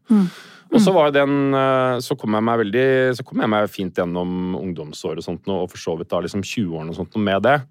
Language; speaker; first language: Norwegian; native; Norwegian